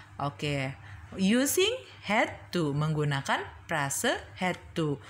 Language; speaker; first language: English; non-native, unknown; Indonesian